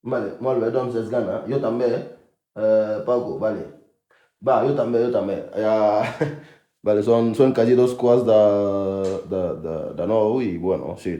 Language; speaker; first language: Catalan; non-native, fluent; Akan